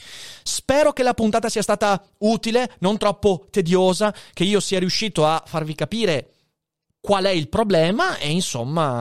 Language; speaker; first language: Italian; native; Italian